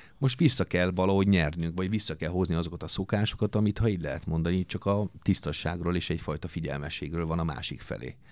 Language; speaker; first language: Hungarian; non-native, fluent; Italian